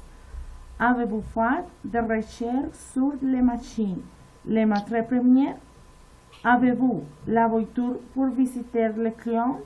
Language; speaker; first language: French; non-native, learner; Spanish